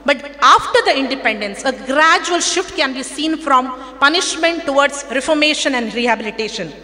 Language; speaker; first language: English; non-native, local second language; Kannada